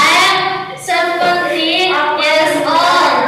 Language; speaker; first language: English; non-native, learner; Indonesian